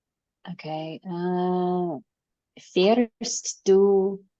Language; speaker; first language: German; non-native, learner; English